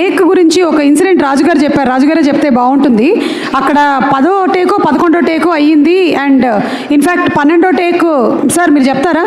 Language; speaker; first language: Telugu; native; Telugu